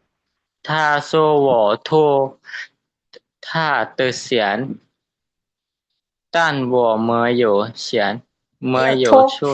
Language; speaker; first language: Chinese; non-native, learner; Lao